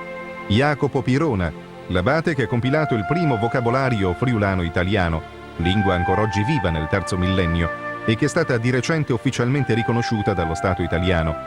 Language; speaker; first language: Italian; native; Italian